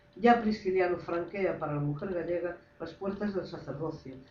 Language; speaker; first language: Spanish; non-native, local second language; Galician